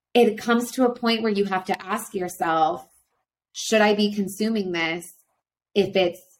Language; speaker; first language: English; native; English